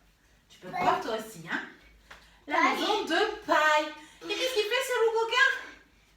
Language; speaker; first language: French; native; French